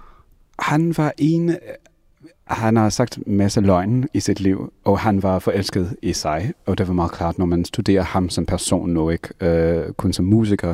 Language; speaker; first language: Danish; non-native, fluent; English